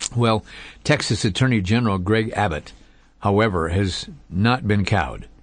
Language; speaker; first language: English; native; English